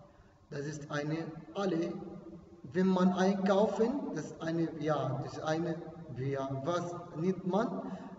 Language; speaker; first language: German; non-native, fluent; Arabic